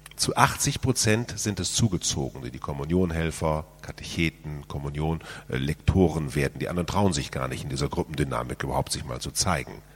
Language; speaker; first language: German; native; German